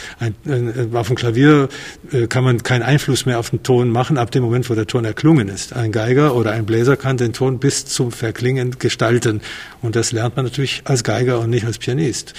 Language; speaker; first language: German; non-native, fluent; Spanish